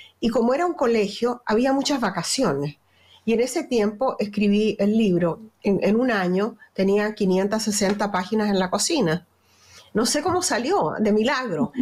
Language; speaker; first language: Spanish; native; Spanish